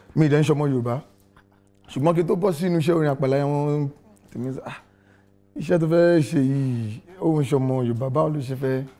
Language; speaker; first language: Yoruba; non-native, local second language; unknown